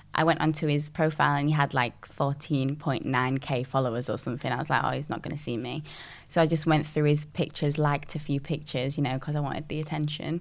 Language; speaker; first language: English; native; English